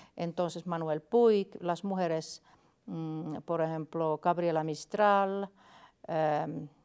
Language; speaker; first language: Spanish; non-native, fluent; Finnish